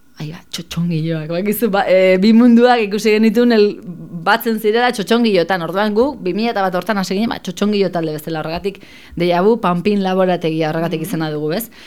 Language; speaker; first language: Basque; native; Basque